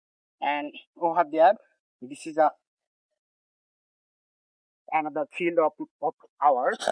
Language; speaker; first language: English; non-native, learner; Bangla